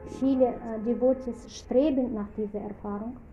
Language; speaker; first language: German; non-native, fluent; Russian